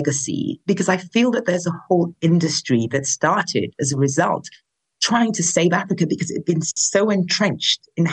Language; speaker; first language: English; non-native, local second language; Yoruba